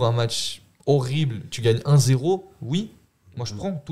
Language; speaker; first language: French; native; French